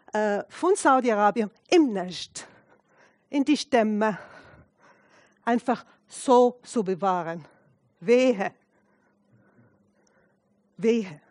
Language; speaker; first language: German; non-native, fluent; Arabic